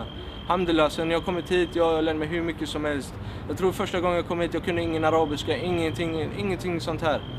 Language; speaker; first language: Swedish; non-native, local second language; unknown